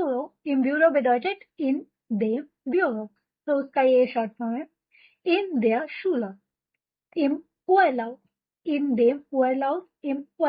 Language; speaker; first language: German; non-native, fluent; Hindi